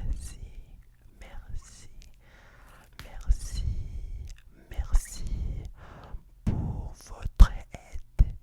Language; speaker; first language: French; non-native, fluent; English